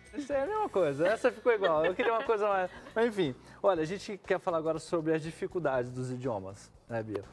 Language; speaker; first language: Portuguese; native; Portuguese